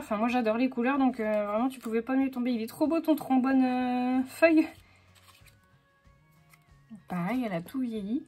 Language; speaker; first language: French; native; French